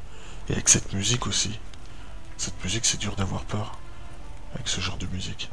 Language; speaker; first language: French; native; French